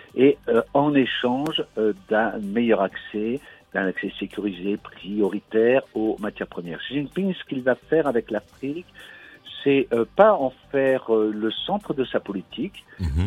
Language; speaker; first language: French; native; French